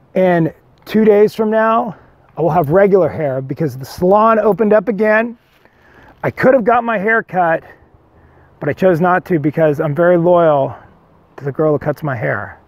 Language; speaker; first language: English; native; English